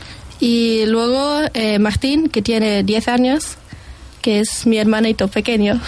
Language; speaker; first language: Spanish; non-native, fluent; German